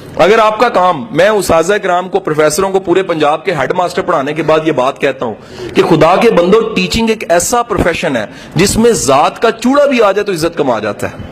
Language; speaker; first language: Urdu; non-native, local second language; Punjabi